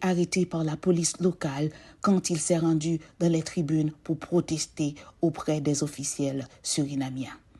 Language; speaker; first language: French; non-native, local second language; Haitian Creole